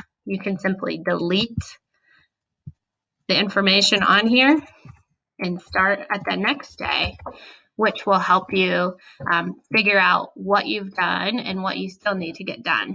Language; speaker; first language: English; native; English